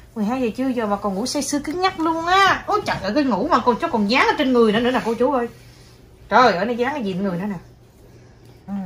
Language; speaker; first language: Vietnamese; native; Vietnamese